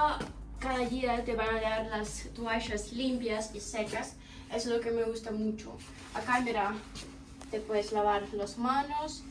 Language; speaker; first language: Spanish; non-native, learner; Ukrainian